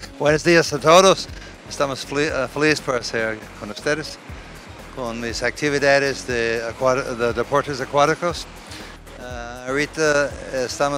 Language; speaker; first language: Spanish; non-native, learner; English